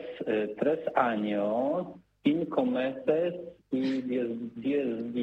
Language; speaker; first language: Spanish; non-native, learner; Polish